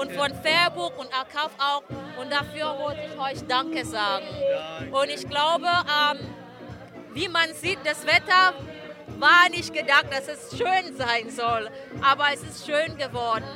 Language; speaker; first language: German; non-native, fluent; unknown